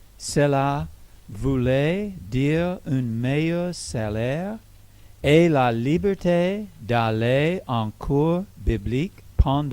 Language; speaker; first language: French; non-native, learner; English